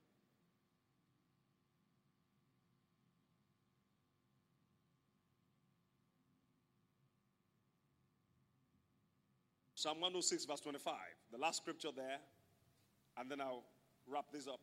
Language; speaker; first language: English; non-native, local second language; Yoruba